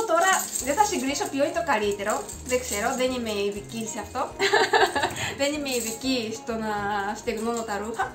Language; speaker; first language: Greek; non-native, fluent; Japanese